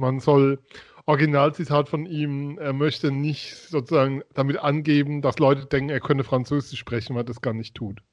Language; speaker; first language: German; native; German